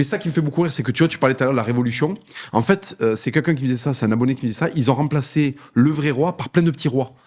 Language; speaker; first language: French; native; French